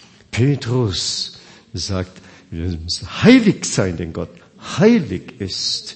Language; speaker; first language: German; non-native, fluent; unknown